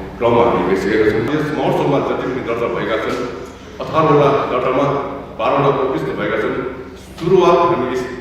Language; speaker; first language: Nepali; non-native, local second language; Newari